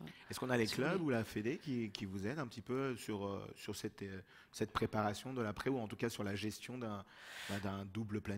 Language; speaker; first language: French; native; French